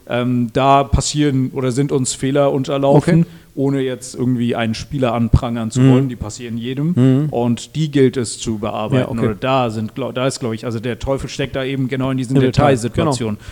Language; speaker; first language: German; native; German